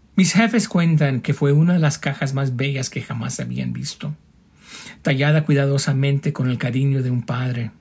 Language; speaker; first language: Spanish; early bilingual, heritage; Spanish